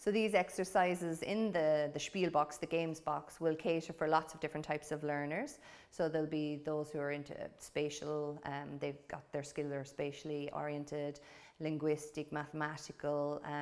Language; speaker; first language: English; native; English